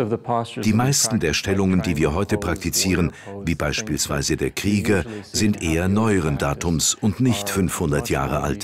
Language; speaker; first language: German; native; German